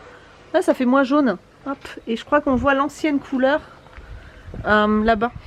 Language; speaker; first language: French; native; French